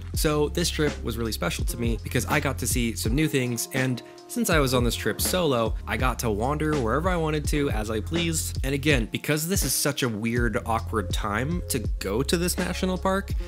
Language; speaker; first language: English; native; English